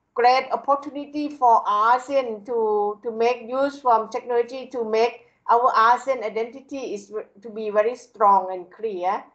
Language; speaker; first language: English; non-native, fluent; Thai